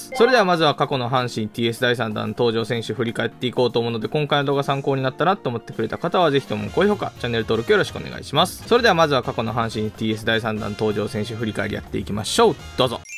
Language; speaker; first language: Japanese; native; Japanese